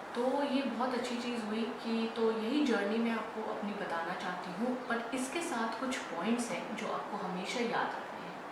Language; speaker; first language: Hindi; native; Hindi